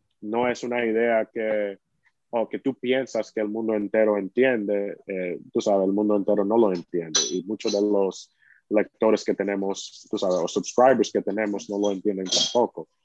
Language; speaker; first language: Spanish; early bilingual, heritage; Spanish